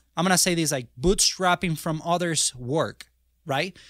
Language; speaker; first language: English; non-native, fluent; Spanish